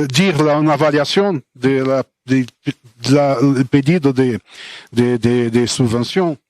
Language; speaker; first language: Spanish; non-native, fluent; Portuguese